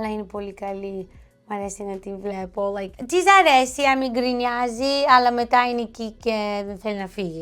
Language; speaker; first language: Greek; early bilingual, heritage; Greek